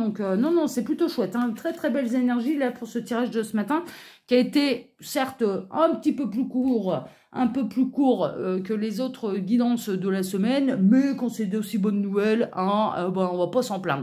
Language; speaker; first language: French; native; French